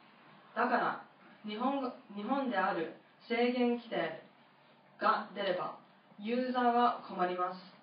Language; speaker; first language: Japanese; non-native, fluent; English